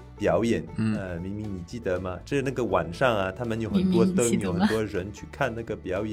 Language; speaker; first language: Chinese; non-native, learner; French